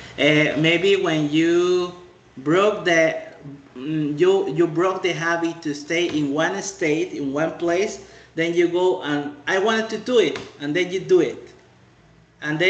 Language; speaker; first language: English; non-native, fluent; Spanish